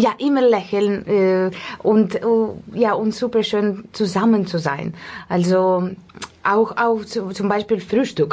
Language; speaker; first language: German; non-native, learner; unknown